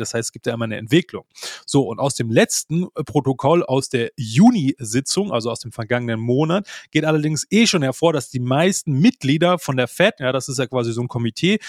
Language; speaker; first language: German; native; German